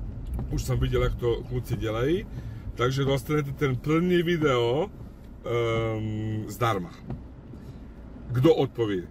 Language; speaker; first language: Czech; non-native, fluent; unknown